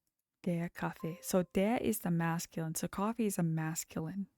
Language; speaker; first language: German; non-native, learner; English